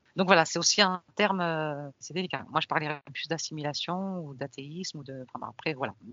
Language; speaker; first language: French; early bilingual, other home language; Arabic